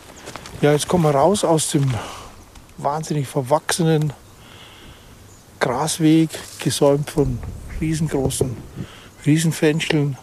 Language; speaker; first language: German; native; German